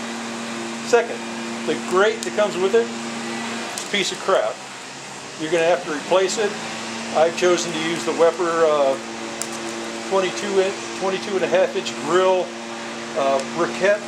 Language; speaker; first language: English; native; English